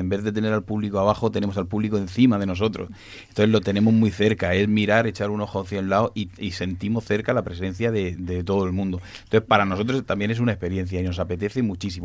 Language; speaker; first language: Spanish; native; Spanish